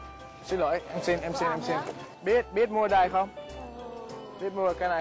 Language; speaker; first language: Vietnamese; non-native, learner; English